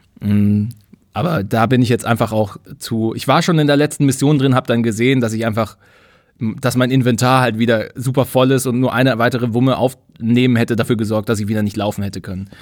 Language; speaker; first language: German; native; German